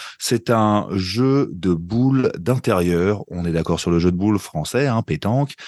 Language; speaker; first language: French; native; French